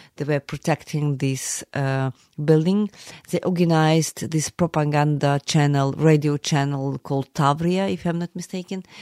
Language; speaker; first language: English; non-native, fluent; Ukrainian